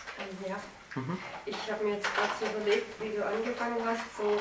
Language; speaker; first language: German; native; German